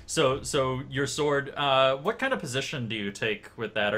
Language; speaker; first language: English; native; English